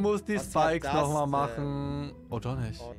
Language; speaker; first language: German; native; German